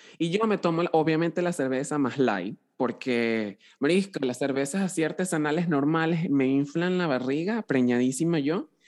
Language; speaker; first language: Spanish; native; Spanish